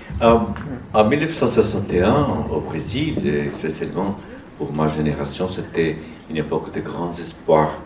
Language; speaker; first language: French; non-native, fluent; Portuguese